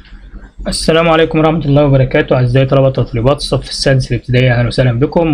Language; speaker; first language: Arabic; native; Arabic